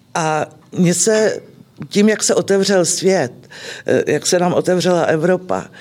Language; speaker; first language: Czech; native; Czech